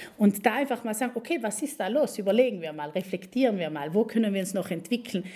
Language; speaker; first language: German; native; German